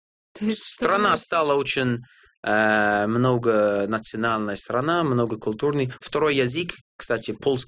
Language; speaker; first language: Russian; non-native, fluent; English